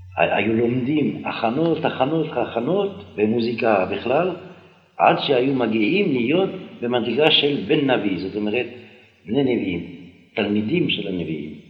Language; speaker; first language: Hebrew; non-native, fluent; French